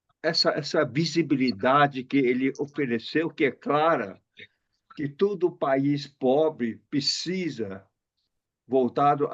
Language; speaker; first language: Portuguese; non-native, fluent; Chinese